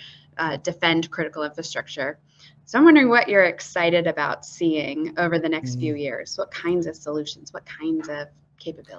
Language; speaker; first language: English; native; English